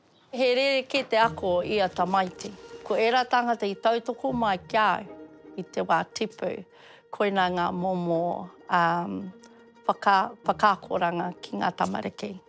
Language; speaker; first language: Māori; non-native, local second language; English